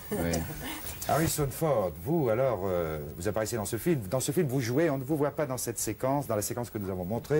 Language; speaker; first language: French; native; French